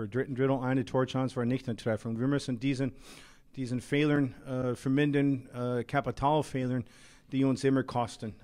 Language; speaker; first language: German; non-native, fluent; English